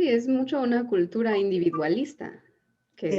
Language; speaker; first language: Spanish; native; Spanish